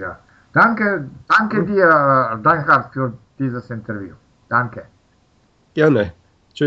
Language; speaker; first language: German; non-native, learner; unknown